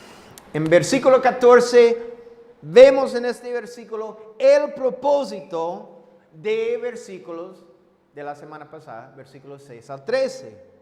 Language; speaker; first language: Spanish; non-native, fluent; English